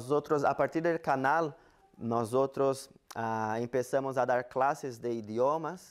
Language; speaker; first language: Spanish; non-native, fluent; Portuguese